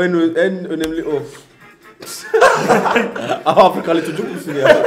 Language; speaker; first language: Turkish; early bilingual, heritage; Turkish